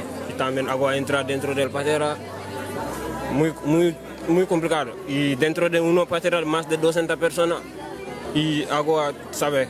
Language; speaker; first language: Spanish; non-native, learner; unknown